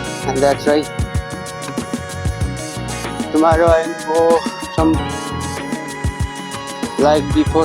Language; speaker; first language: English; non-native, learner; Nepali